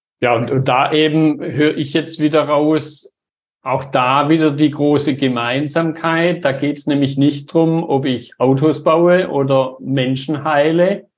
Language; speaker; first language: German; native; German